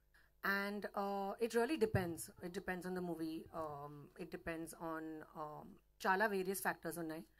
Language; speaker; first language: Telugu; non-native, learner; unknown